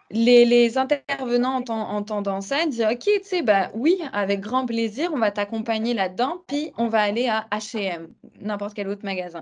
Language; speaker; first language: French; native; French